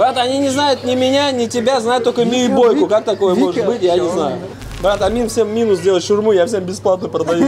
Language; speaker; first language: Russian; native; Russian